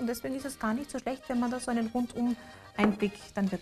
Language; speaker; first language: German; native; German